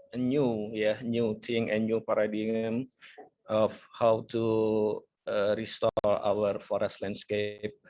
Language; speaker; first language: English; non-native, fluent; Indonesian